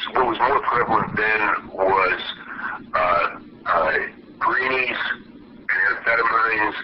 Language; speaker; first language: English; native; English